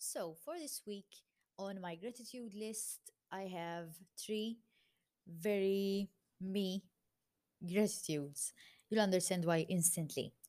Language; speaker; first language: English; non-native, fluent; Maltese